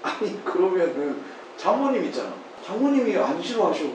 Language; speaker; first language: Korean; native; Korean